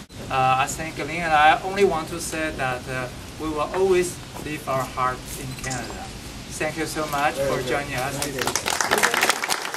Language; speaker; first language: English; non-native, fluent; Chinese